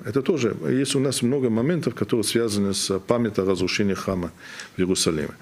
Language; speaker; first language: Russian; non-native, fluent; German